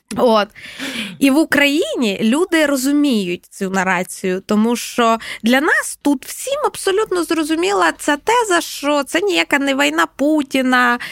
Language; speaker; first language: Ukrainian; non-native, local second language; Russian